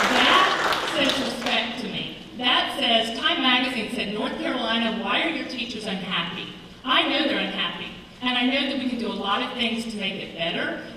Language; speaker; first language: English; native; English